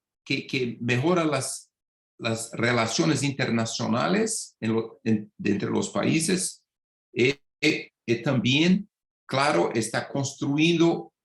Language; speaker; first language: Spanish; non-native, fluent; Portuguese